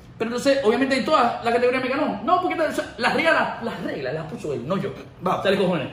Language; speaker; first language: Spanish; native; Spanish